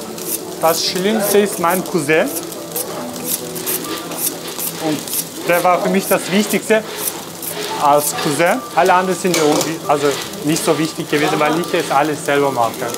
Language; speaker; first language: German; non-native, fluent; Turkish